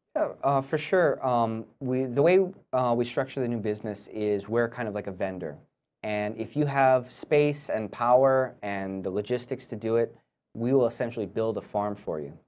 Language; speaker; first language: English; native; English